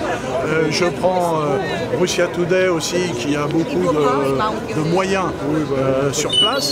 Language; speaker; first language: French; native; French